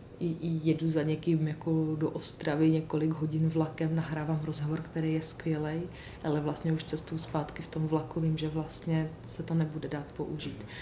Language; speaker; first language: Czech; native; Czech